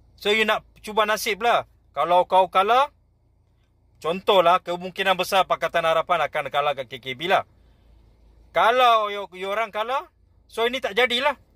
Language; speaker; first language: Malay; non-native, local second language; Tamil